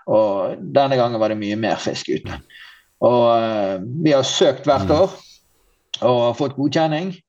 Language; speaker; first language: Norwegian; native; Norwegian